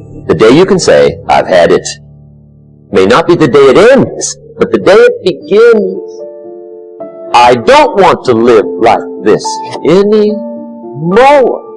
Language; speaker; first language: English; native; English